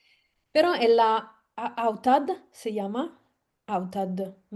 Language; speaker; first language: Spanish; non-native, fluent; Italian